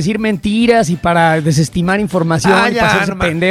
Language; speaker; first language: Spanish; native; Spanish